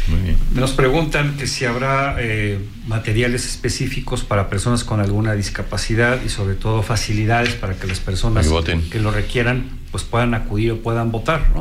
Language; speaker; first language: Spanish; native; Spanish